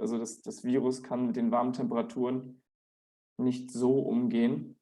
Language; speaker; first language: German; native; German